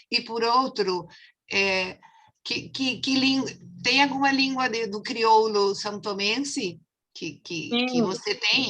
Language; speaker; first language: Portuguese; non-native, fluent; Spanish